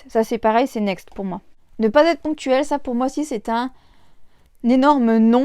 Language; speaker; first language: French; native; French